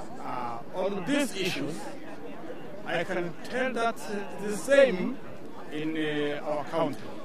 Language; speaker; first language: English; non-native, learner; Rundi